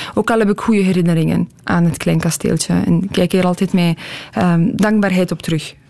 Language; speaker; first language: Dutch; early bilingual, other home language; Polish